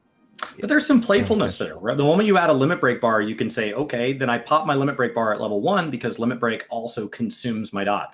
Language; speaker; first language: English; native; English